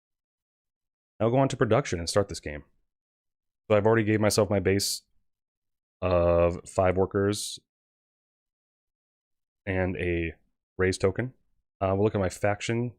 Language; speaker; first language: English; native; English